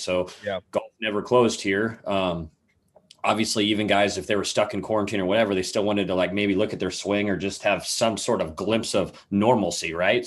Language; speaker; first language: English; native; English